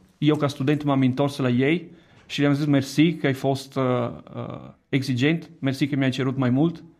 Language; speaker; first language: Romanian; non-native, fluent; Italian